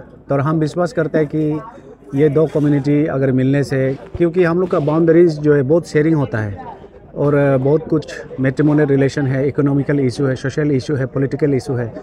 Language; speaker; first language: Hindi; non-native, local second language; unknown